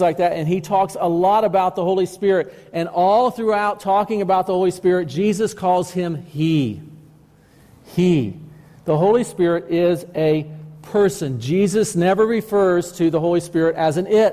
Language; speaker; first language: English; native; English